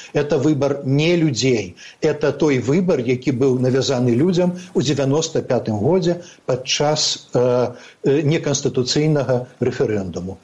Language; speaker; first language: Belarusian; native; Belarusian